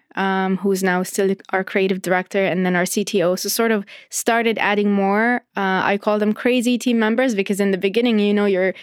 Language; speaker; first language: English; non-native, fluent; Arabic